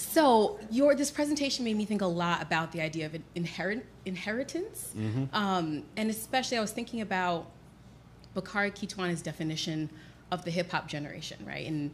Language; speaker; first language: English; native; English